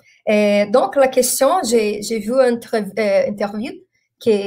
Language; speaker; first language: French; non-native, learner; Portuguese